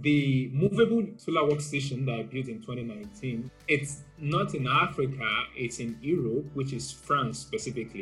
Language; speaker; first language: English; non-native, local second language; Yoruba